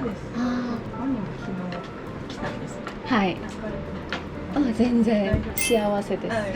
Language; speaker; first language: Japanese; non-native, learner; Korean